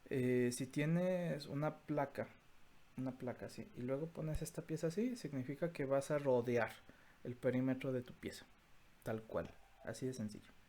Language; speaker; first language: Spanish; native; Spanish